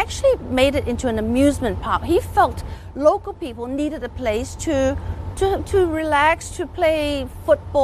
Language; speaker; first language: English; non-native, local second language; Cantonese